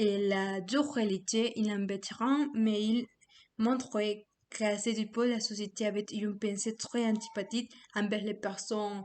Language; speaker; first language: French; non-native, learner; Spanish